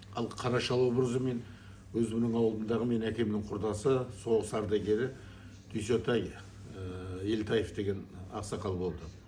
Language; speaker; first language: Kazakh; native; Kazakh